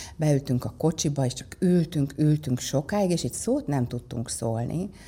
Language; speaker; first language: Hungarian; native; Hungarian